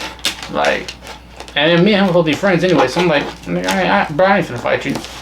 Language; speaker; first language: English; native; English